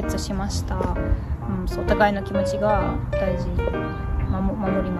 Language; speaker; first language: Japanese; non-native, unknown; Russian